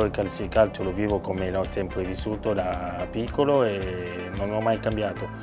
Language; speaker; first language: Italian; non-native, fluent; French